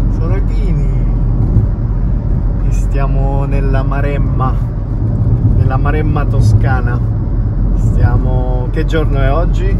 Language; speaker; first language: Italian; native; Italian